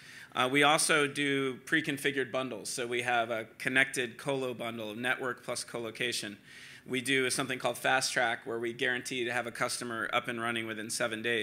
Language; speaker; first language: English; native; English